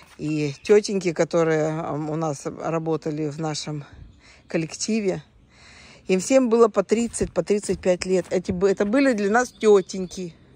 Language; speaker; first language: Russian; native; Russian